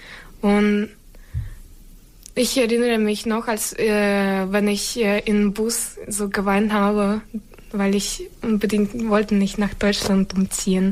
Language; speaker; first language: German; non-native, fluent; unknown